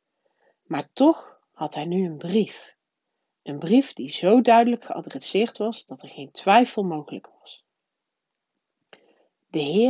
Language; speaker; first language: Dutch; native; Dutch